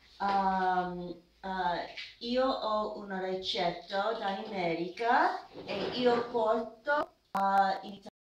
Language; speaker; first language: Italian; non-native, learner; English